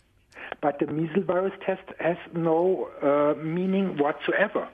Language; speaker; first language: English; non-native, fluent; German